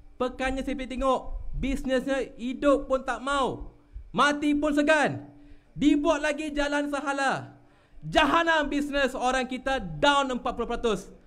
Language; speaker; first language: Malay; non-native, local second language; Tamil